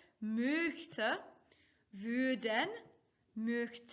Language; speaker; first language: German; non-native, fluent; English